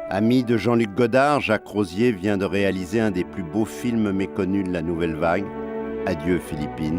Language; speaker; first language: French; native; French